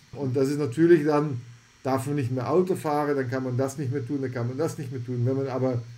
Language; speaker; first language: German; non-native, fluent; Dutch